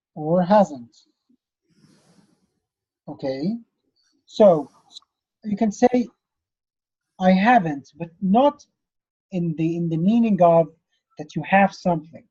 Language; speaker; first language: English; non-native, fluent; Arabic